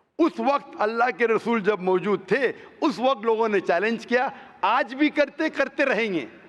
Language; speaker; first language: Hindi; non-native, local second language; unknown